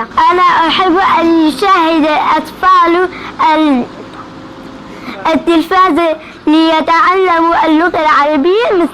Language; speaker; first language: Arabic; non-native, local second language; Central Kurdish